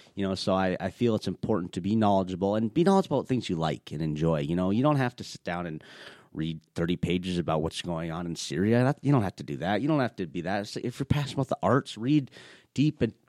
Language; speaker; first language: English; native; English